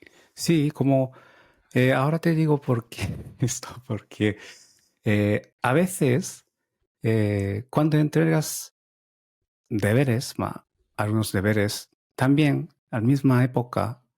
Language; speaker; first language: Spanish; non-native, learner; Japanese